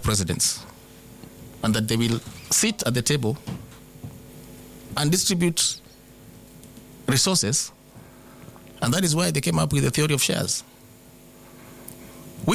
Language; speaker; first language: English; non-native, local second language; Gusii